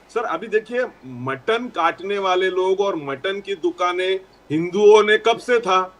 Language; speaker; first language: Hindi; non-native, local second language; Gujarati